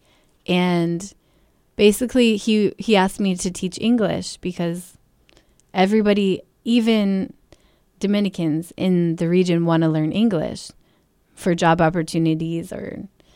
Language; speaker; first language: English; native; English